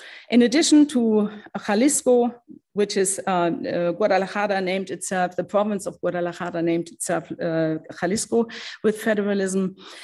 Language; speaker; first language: English; non-native, fluent; German